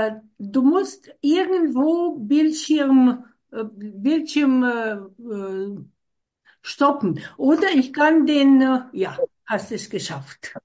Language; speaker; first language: German; non-native, fluent; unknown